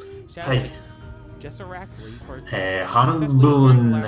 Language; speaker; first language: Japanese; non-native, learner; English